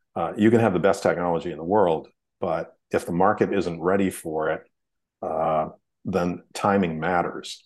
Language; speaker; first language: English; native; English